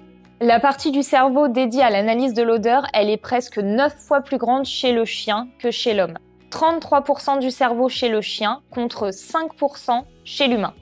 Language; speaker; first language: French; native; French